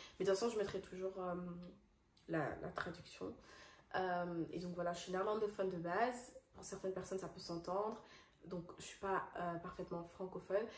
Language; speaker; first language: French; non-native, fluent; Dutch